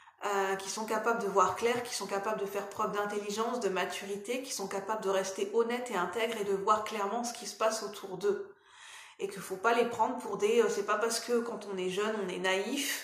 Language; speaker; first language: French; native; French